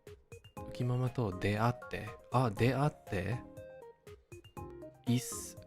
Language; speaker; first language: Japanese; non-native, learner; English